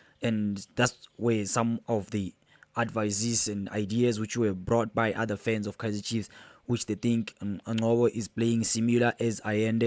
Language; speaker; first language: English; non-native, local second language; Zulu